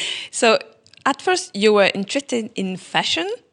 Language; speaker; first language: English; non-native, fluent; French